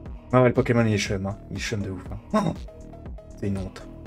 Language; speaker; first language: French; native; French